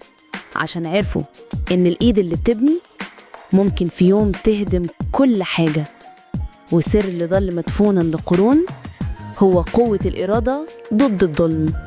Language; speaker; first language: Arabic; native; Arabic